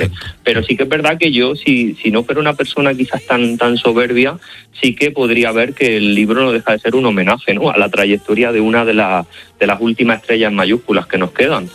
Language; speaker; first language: Spanish; native; Spanish